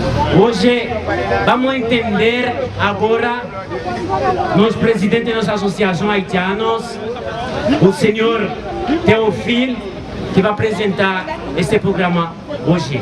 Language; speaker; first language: Portuguese; non-native, learner; Haitian Creole